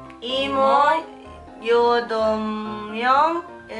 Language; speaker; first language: Korean; non-native, learner; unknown